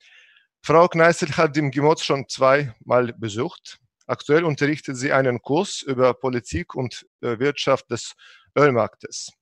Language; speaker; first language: German; non-native, fluent; Russian